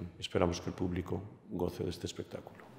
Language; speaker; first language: Spanish; native; Spanish